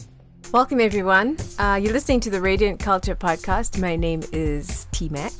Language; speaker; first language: English; non-native, local second language; Shona